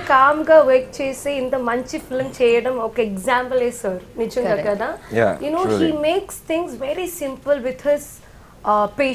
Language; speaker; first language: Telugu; non-native, learner; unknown